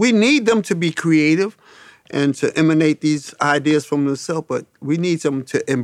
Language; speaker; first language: English; native; English